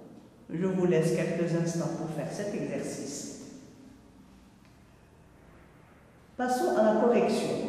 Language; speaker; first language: French; non-native, local second language; Arabic